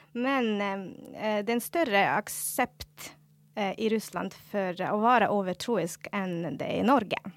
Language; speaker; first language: Norwegian; non-native, fluent; Russian